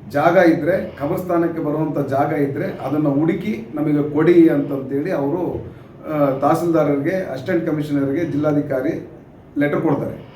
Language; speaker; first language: Kannada; non-native, local second language; Urdu